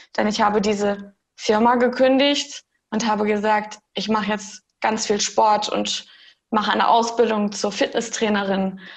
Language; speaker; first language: German; early bilingual, heritage; German